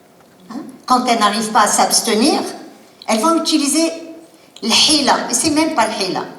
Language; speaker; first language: French; non-native, local second language; Arabic